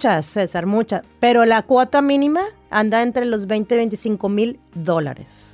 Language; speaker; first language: Spanish; native; Spanish